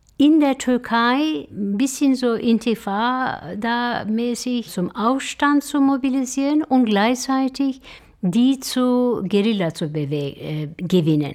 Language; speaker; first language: German; non-native, fluent; Turkish